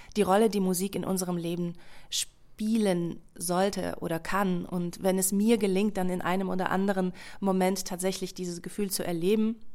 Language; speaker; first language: German; non-native, fluent; Russian